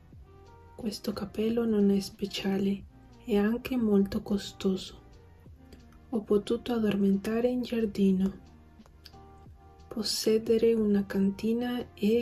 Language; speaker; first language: Italian; non-native, learner; Spanish